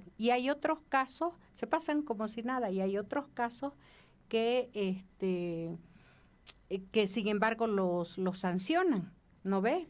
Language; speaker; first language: Spanish; native; Spanish